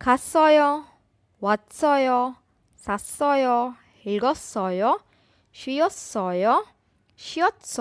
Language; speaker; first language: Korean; non-native, fluent; Urdu